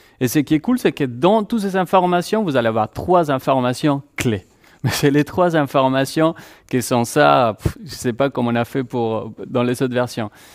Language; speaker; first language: French; non-native, fluent; Spanish